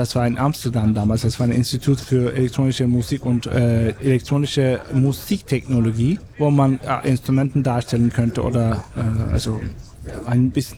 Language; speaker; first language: German; non-native, fluent; Turkish